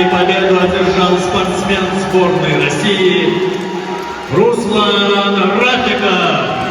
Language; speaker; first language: Russian; native; Russian